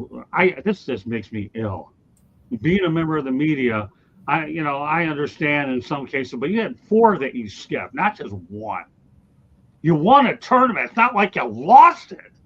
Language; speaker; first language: English; native; English